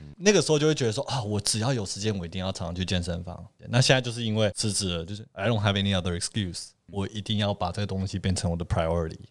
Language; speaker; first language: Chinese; early bilingual, heritage; Chinese